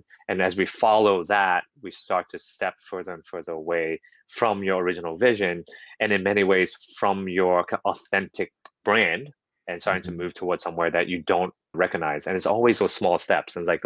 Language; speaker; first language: English; non-native, local second language; Cantonese